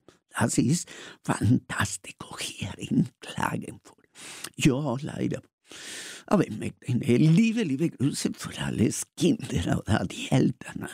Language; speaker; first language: German; non-native, learner; Spanish